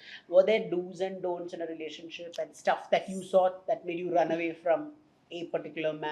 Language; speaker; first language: English; non-native, local second language; Hindi